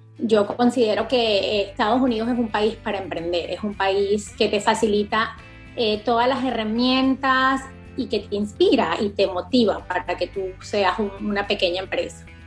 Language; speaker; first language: Spanish; native; Spanish